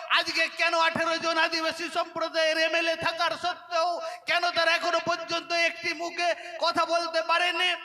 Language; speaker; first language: Bangla; non-native, local second language; Santali